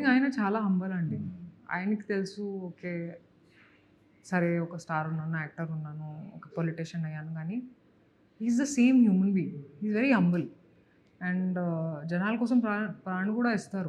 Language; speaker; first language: Telugu; non-native, local second language; Hindi